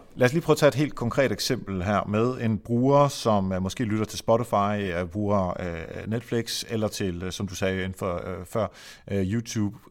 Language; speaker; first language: Danish; non-native, fluent; Dutch